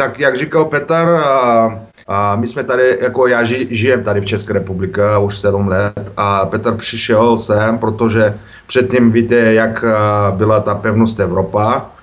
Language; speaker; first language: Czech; non-native, learner; Bulgarian